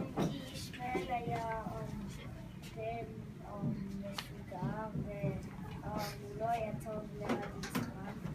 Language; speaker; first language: Hebrew; non-native, learner; English